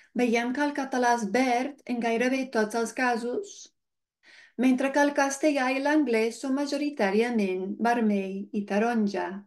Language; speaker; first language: Catalan; non-native, fluent; English